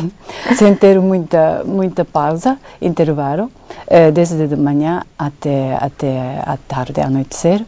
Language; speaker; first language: Portuguese; non-native, fluent; Japanese